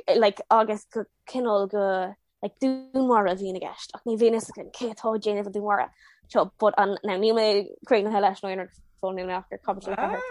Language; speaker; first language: Irish; non-native, local second language; English